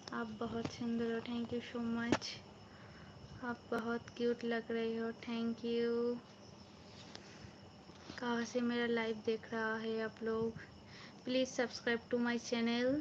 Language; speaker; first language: Hindi; non-native, local second language; Bangla